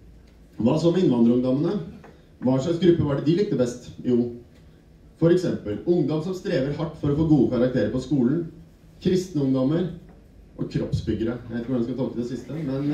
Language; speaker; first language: Norwegian; native; Norwegian